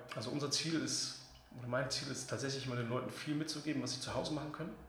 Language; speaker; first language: German; native; German